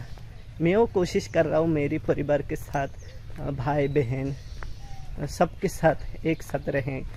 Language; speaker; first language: Hindi; non-native, fluent; Bangla